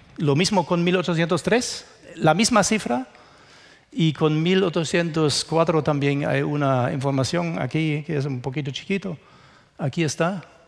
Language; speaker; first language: Spanish; non-native, fluent; German